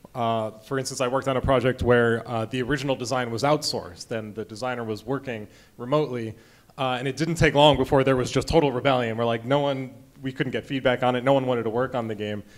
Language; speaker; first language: English; native; English